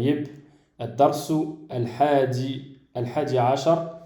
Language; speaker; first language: Arabic; non-native, fluent; French